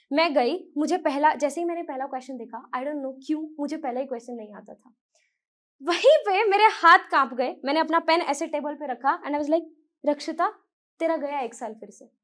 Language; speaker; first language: Hindi; native; Hindi